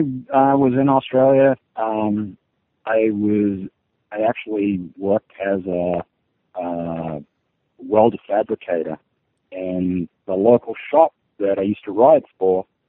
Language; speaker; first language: English; native; English